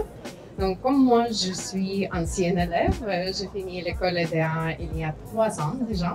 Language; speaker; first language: French; non-native, fluent; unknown